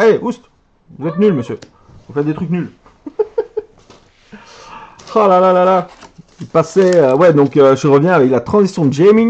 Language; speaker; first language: French; native; French